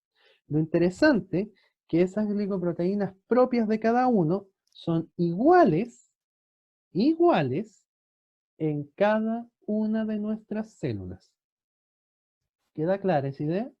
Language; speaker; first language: Spanish; native; Spanish